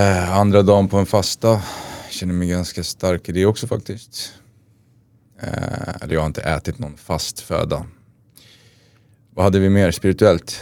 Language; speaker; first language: Swedish; native; Swedish